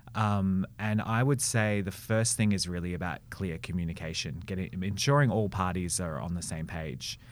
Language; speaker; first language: English; native; English